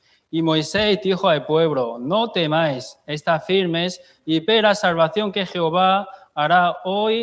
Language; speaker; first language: Spanish; non-native, fluent; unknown